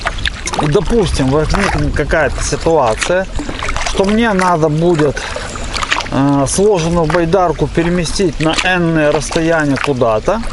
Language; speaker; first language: Russian; native; Russian